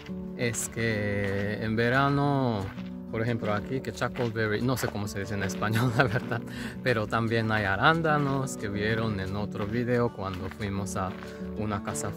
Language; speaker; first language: Spanish; non-native, fluent; Japanese